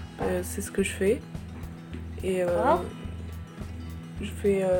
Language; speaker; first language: French; non-native, local second language; Arabic